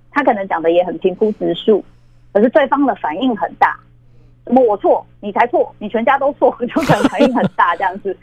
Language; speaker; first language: Chinese; native; Chinese